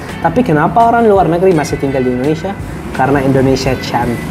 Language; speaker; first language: Indonesian; non-native, fluent; Arabic